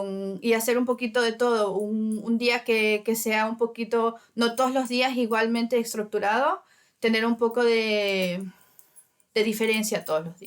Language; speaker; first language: Spanish; early bilingual, heritage; Spanish